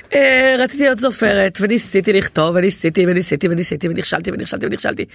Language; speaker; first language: Hebrew; native; Hebrew